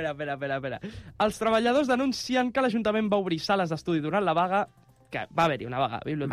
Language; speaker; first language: Catalan; native; Catalan